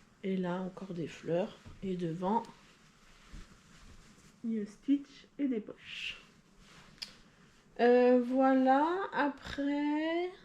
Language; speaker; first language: French; native; French